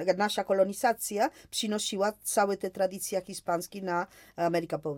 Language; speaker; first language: Polish; non-native, fluent; Spanish